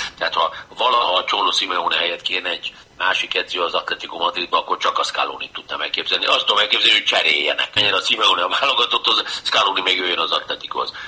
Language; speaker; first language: Hungarian; native; Hungarian